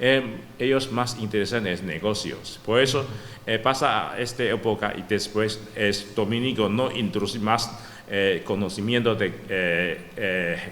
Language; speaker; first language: Spanish; non-native, learner; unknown